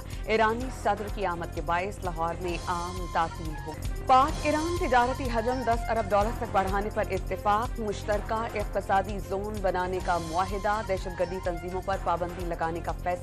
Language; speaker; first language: Urdu; native; Urdu